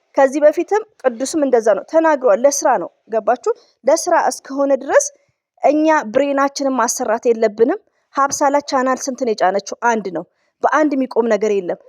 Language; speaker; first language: Amharic; native; Amharic